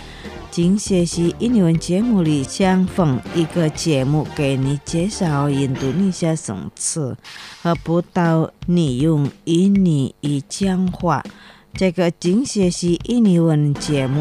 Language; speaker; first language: Chinese; non-native, fluent; Indonesian